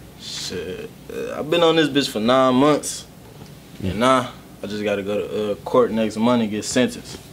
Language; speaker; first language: English; native; English